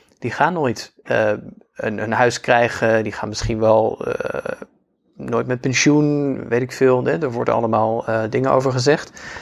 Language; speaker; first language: Dutch; native; Dutch